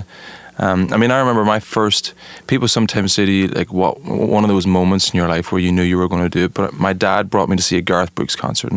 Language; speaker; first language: English; native; English